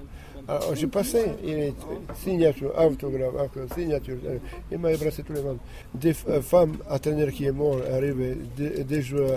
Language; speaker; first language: French; non-native, learner; Slovak